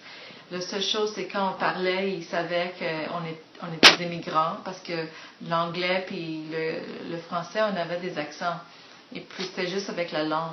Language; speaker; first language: French; non-native, fluent; Greek